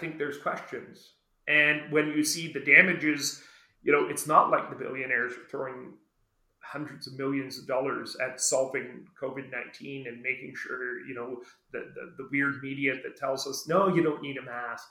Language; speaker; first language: English; native; English